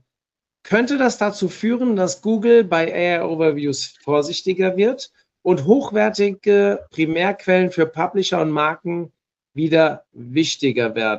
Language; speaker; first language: German; native; German